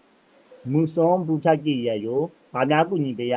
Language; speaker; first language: Korean; non-native, learner; Burmese